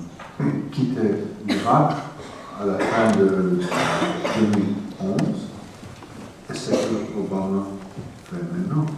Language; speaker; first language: French; non-native, fluent; English